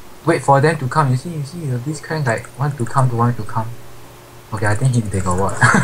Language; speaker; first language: English; non-native, local second language; Chinese